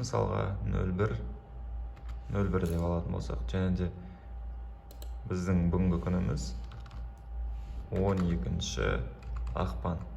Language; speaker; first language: Kazakh; native; Kazakh